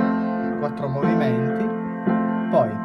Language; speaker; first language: Italian; native; Italian